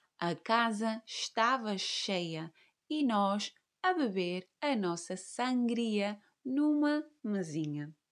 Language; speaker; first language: Portuguese; native; Portuguese